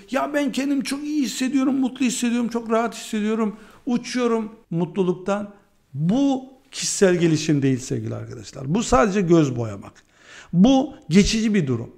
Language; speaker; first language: Turkish; early bilingual, heritage; Turkish